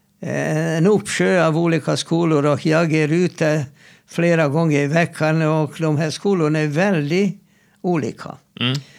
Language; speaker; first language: Swedish; non-native, fluent; Hungarian